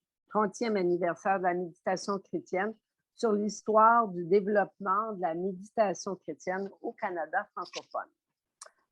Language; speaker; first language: French; native; French